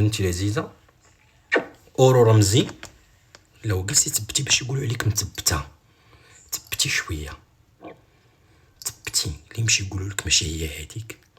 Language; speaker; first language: Arabic; native; Arabic